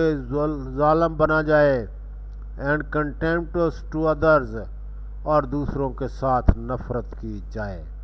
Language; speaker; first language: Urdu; non-native, local second language; Punjabi